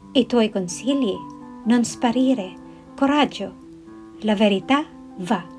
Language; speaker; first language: Italian; non-native, learner; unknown